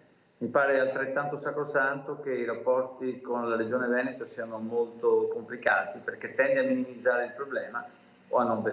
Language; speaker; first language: Italian; native; Italian